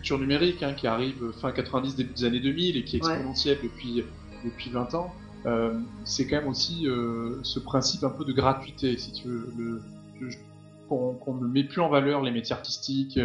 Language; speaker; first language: French; native; French